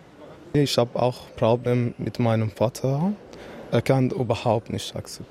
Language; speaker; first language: German; non-native, learner; Persian